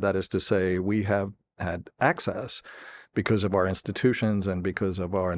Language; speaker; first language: English; native; English